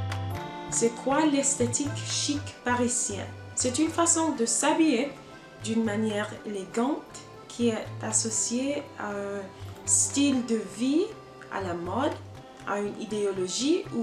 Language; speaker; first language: French; non-native, learner; English